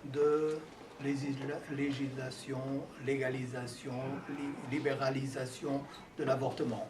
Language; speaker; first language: French; non-native, fluent; Portuguese